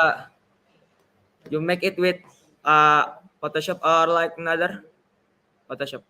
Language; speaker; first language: English; non-native, learner; Indonesian